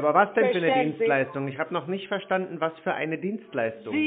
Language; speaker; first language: German; native; German